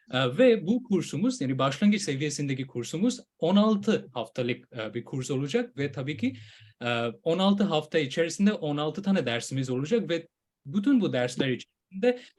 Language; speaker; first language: Turkish; non-native, fluent; Bangla